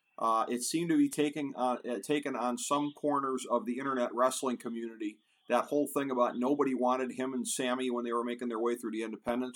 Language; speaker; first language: English; native; English